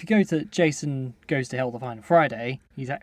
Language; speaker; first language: English; native; English